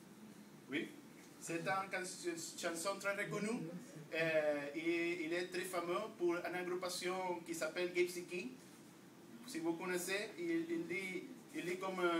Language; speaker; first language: French; non-native, learner; Spanish